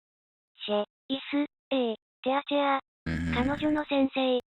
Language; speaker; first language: Japanese; non-native, learner; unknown